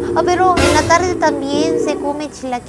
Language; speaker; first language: Spanish; non-native, learner; Korean